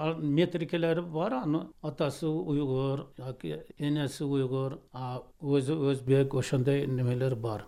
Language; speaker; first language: Kyrgyz; non-native, local second language; Uyghur